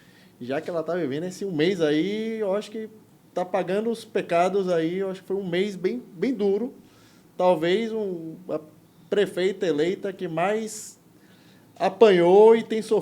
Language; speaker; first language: Portuguese; native; Portuguese